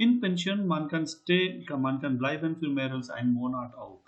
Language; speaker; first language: German; non-native, learner; Hindi